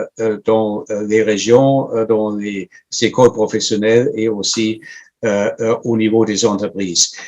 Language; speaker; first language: French; non-native, fluent; German